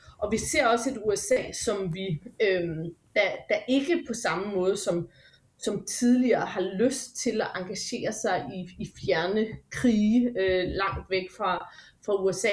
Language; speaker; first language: Danish; native; Danish